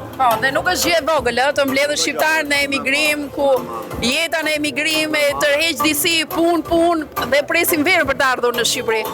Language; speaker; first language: Albanian; native; Albanian